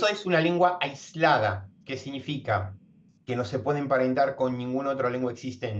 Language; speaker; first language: Spanish; native; Spanish